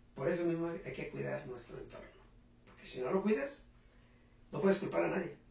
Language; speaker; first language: Spanish; non-native, local second language; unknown